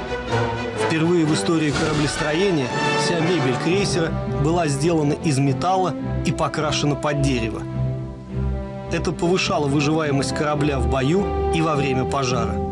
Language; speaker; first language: Russian; native; Russian